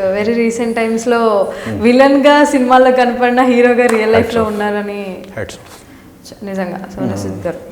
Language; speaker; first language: Telugu; native; Telugu